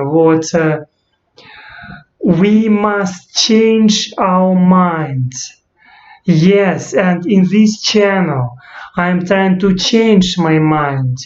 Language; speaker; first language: English; non-native, learner; Russian